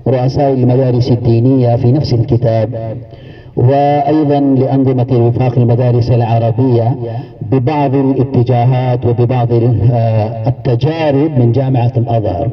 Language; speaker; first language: Arabic; non-native, fluent; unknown